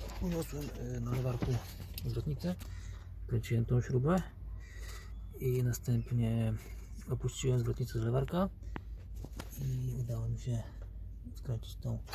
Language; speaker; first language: Polish; native; Polish